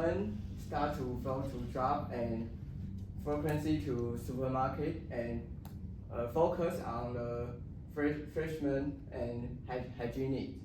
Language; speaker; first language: English; non-native, learner; Chinese